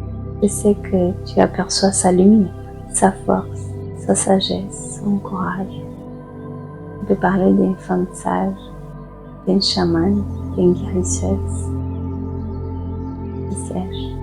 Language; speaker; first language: French; native; French